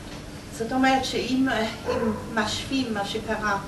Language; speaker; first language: Hebrew; non-native, fluent; Polish